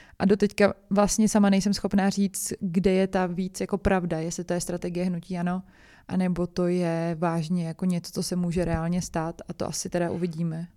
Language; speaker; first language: Czech; native; Czech